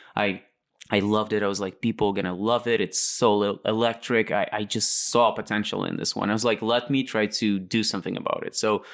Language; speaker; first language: English; non-native, fluent; Latvian